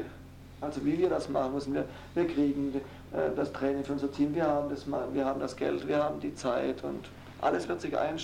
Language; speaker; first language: German; native; German